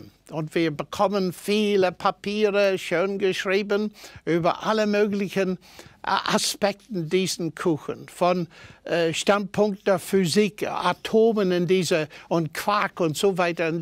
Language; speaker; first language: German; non-native, fluent; English